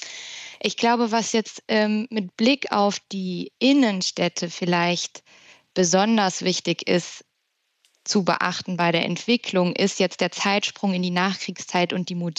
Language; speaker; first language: German; native; German